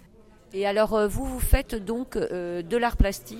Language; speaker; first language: French; native; French